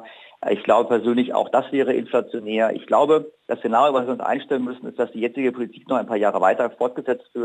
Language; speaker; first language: German; native; German